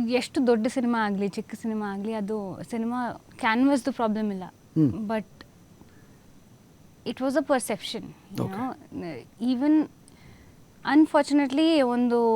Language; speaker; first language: Kannada; non-native, fluent; Hindi